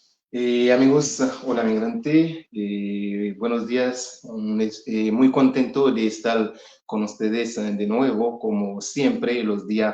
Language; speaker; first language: Spanish; non-native, fluent; Haitian Creole